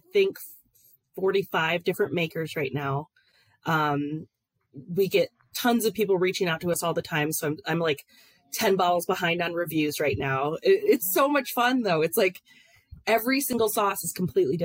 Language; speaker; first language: English; native; English